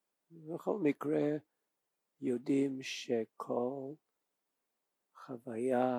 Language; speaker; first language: Hebrew; non-native, fluent; English